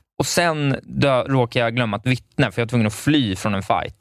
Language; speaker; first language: Swedish; native; Swedish